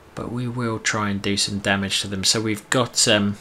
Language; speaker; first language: English; native; English